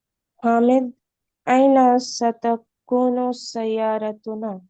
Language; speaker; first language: Arabic; non-native, learner; Urdu